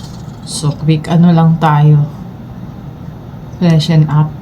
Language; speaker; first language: Filipino; native; Filipino